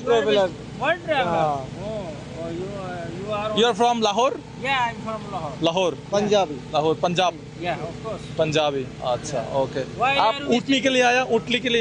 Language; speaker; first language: Hindi; non-native, learner; Bangla